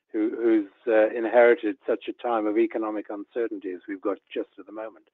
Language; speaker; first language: English; native; English